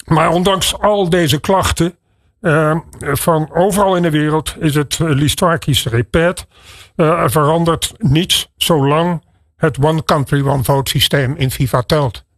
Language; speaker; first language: Dutch; native; Dutch